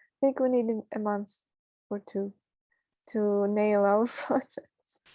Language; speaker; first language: English; non-native, fluent; Ukrainian